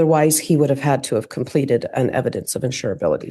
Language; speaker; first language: English; native; English